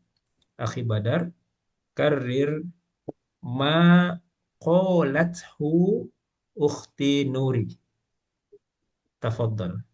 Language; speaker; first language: Arabic; non-native, fluent; Malay